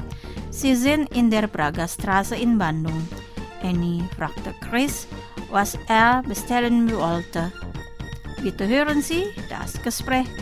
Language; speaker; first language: German; non-native, fluent; Indonesian